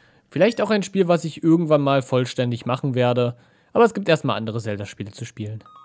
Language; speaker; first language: German; native; German